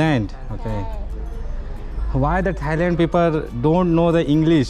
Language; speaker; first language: English; non-native, learner; Hindi